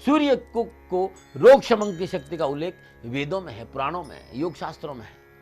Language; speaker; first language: Hindi; native; Hindi